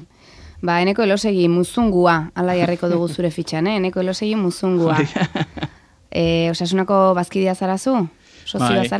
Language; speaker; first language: Basque; native; Basque